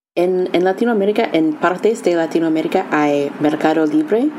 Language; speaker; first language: Spanish; non-native, learner; English